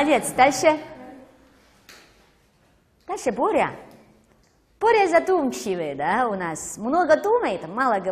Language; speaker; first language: Russian; non-native, fluent; Chinese